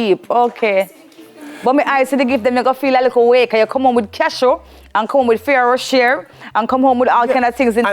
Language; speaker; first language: English; native; English